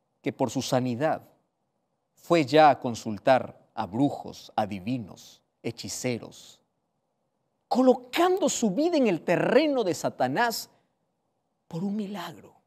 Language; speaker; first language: Spanish; native; Spanish